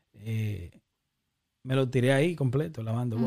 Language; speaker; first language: Spanish; native; Spanish